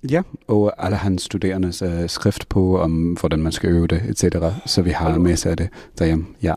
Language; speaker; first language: Danish; non-native, fluent; English